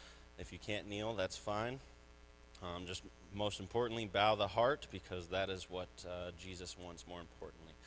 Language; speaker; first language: English; native; English